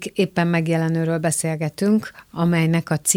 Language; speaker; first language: Hungarian; native; Hungarian